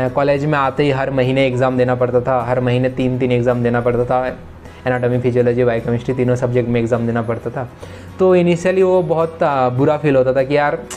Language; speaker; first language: Hindi; non-native, local second language; Bangla